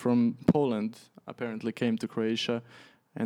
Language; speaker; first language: English; non-native, fluent; Croatian